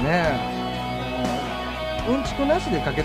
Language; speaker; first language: Japanese; native; Japanese